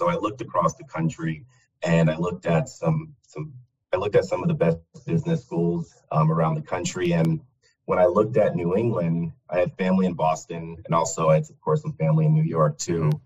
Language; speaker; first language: English; native; English